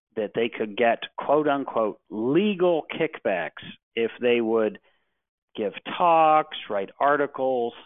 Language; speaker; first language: English; native; English